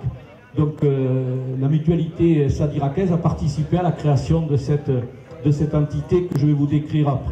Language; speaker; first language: French; native; French